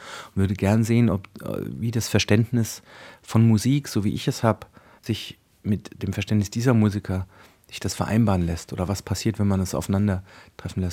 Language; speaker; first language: German; native; German